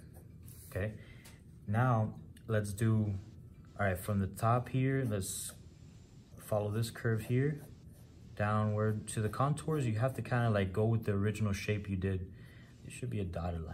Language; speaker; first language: English; native; English